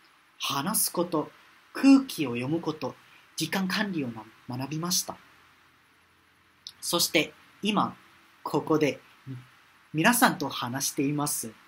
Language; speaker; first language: Japanese; non-native, fluent; Malay